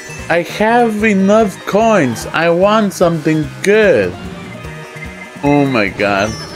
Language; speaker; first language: English; early bilingual, other home language; Spanish